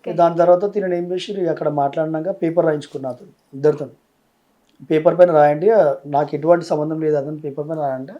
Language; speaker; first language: Telugu; native; Telugu